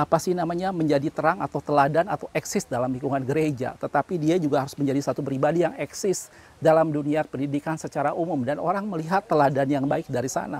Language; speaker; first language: Indonesian; native; Indonesian